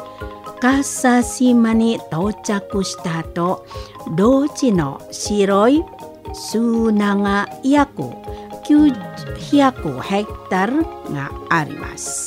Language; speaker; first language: Japanese; non-native, fluent; Indonesian